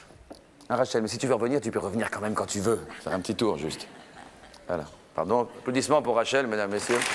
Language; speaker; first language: French; native; French